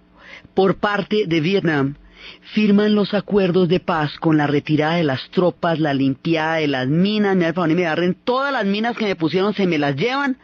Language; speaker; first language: Spanish; native; Spanish